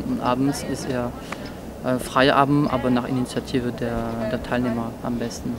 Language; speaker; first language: German; non-native, fluent; French